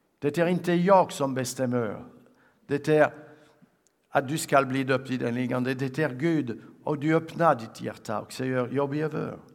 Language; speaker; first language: Swedish; non-native, fluent; French